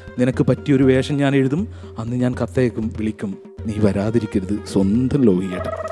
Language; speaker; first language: Malayalam; native; Malayalam